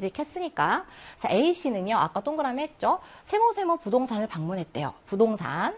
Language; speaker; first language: Korean; native; Korean